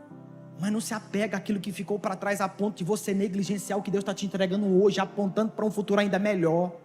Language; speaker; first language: Portuguese; native; Portuguese